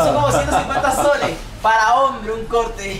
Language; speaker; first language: Spanish; native; Spanish